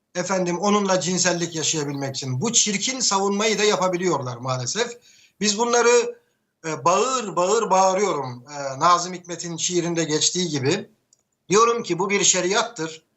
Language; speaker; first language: Turkish; native; Turkish